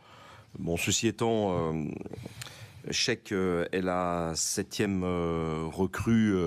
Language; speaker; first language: French; native; French